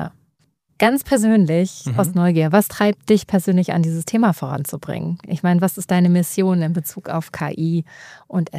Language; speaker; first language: German; native; German